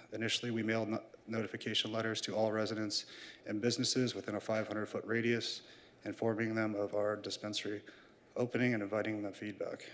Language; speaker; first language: English; native; English